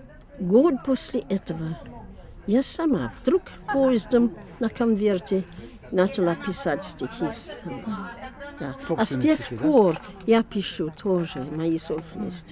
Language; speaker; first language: Russian; non-native, fluent; English